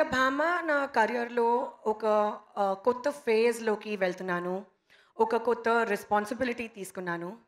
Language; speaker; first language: Telugu; non-native, learner; Hindi